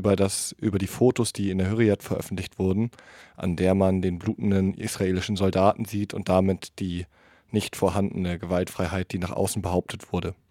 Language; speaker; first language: German; native; German